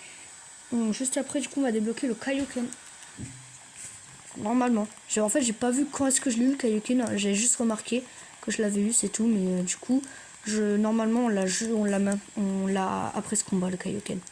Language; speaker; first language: French; native; French